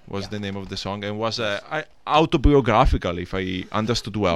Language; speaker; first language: English; non-native, fluent; Italian